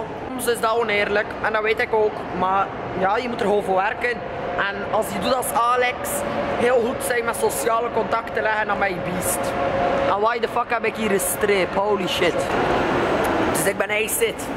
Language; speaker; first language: Dutch; native; Dutch